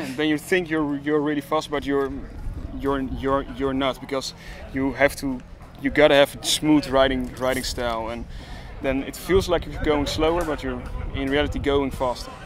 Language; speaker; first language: English; non-native, fluent; Dutch